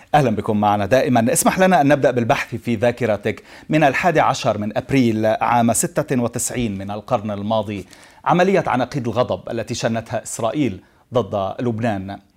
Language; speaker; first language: Arabic; native; Arabic